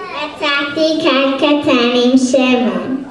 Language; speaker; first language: Hebrew; non-native, learner; English